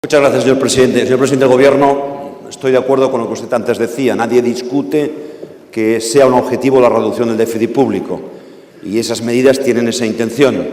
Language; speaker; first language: Spanish; non-native, local second language; Catalan